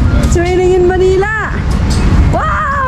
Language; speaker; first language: English; non-native, local second language; Filipino